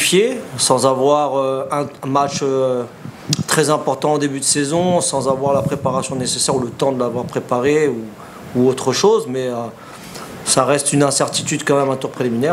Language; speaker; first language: French; native; French